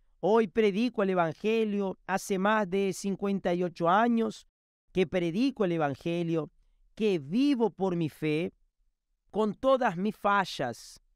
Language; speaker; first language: Spanish; non-native, fluent; Portuguese